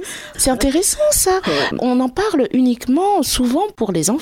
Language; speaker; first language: French; native; French